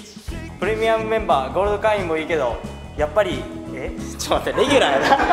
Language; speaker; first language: Japanese; native; Japanese